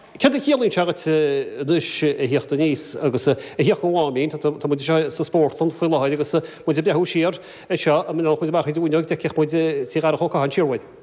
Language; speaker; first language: Irish; native; Irish